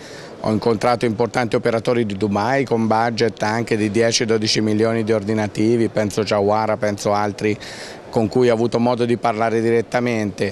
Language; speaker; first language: Italian; native; Italian